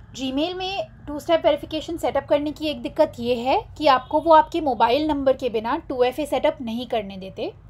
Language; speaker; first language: Hindi; native; Hindi